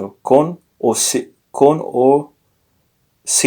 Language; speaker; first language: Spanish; non-native, learner; English